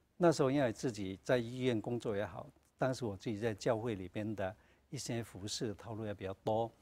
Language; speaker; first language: Chinese; non-native, local second language; Cantonese